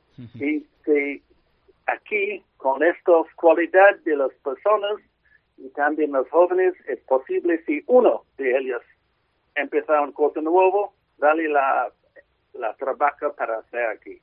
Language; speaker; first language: Spanish; non-native, learner; English